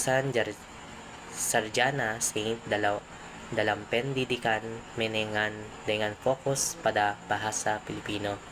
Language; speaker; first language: Indonesian; non-native, learner; Filipino